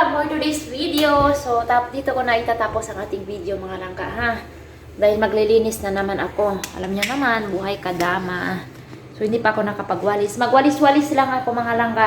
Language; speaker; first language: Filipino; non-native, local second language; Cebuano